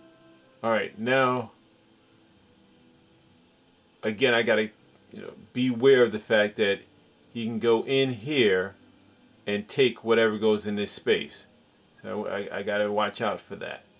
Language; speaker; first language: English; native; English